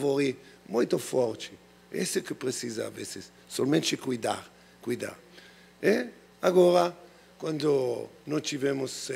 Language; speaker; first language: Portuguese; non-native, learner; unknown